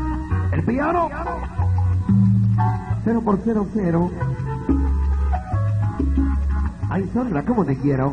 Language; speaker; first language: Spanish; native; Spanish